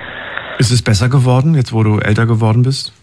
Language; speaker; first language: German; native; German